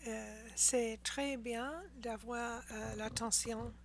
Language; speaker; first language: French; non-native, learner; English